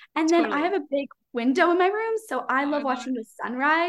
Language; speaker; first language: English; native; English